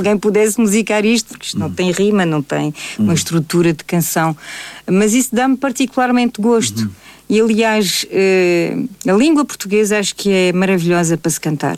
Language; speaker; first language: Portuguese; early bilingual, heritage; Portuguese